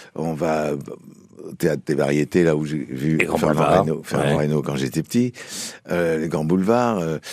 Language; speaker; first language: French; native; French